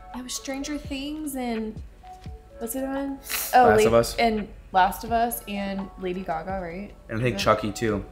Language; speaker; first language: English; native; English